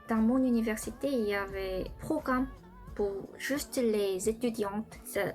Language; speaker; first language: French; non-native, learner; Korean